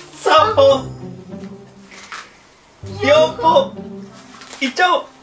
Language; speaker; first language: Japanese; native; Japanese